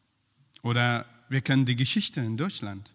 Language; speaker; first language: German; non-native, fluent; Persian